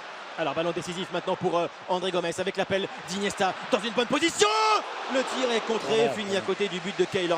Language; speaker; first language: French; native; French